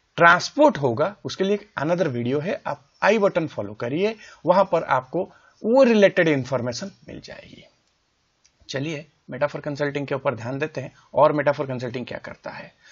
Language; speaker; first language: Hindi; native; Hindi